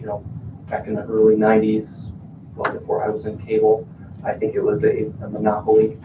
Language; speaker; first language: English; native; English